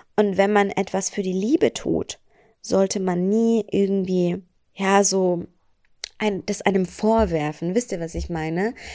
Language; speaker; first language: German; early bilingual, other home language; Persian